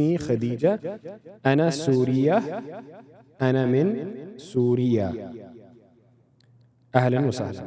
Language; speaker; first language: Arabic; non-native, fluent; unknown